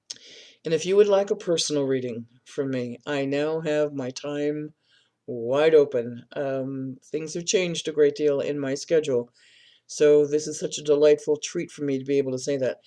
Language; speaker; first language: English; native; English